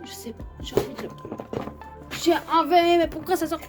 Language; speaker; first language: French; native; French